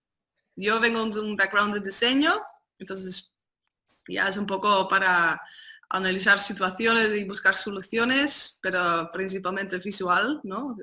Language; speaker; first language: Spanish; non-native, fluent; Dutch